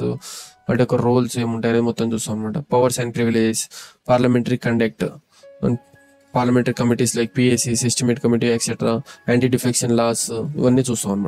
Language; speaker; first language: Telugu; native; Telugu